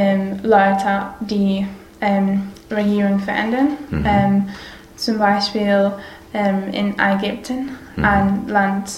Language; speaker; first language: German; non-native, learner; English